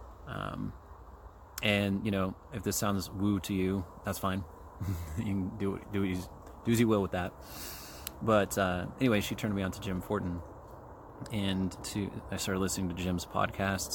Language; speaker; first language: English; native; English